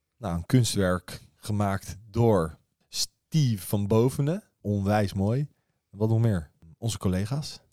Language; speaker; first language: Dutch; early bilingual, other home language; Persian